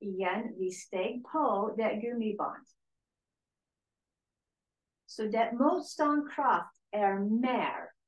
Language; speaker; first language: Swedish; non-native, learner; English